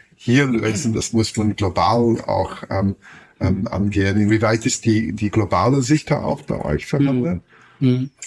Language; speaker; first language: German; non-native, fluent; Dutch